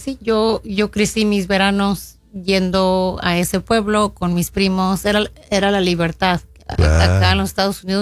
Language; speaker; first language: Spanish; early bilingual, heritage; Spanish